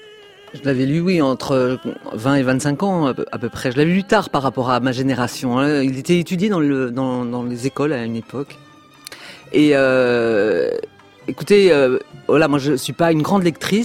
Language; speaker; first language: French; native; French